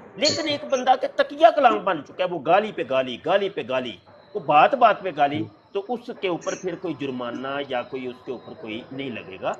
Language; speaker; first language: Urdu; non-native, local second language; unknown